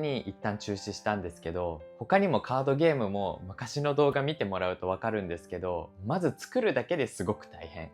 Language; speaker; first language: Japanese; native; Japanese